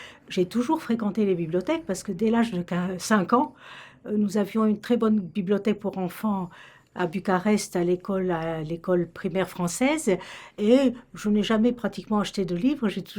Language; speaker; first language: French; native; French